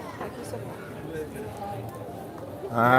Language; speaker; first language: Italian; non-native, learner; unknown